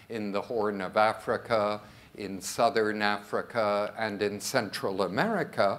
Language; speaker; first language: English; early bilingual, other home language; French